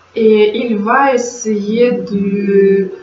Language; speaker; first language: French; non-native, fluent; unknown